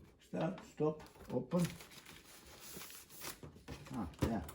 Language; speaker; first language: English; non-native, learner; Swedish